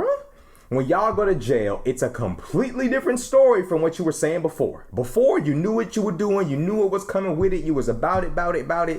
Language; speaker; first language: English; native; English